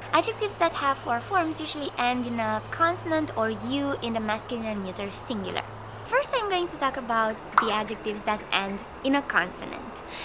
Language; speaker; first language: English; non-native, fluent; Romanian